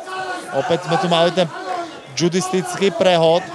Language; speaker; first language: Slovak; native; Slovak